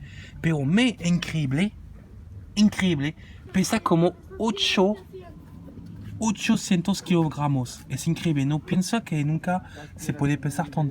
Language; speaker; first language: Spanish; non-native, learner; French